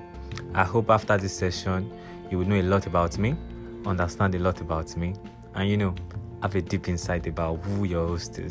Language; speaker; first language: English; non-native, local second language; Yoruba